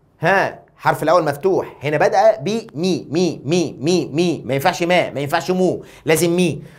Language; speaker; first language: Arabic; native; Arabic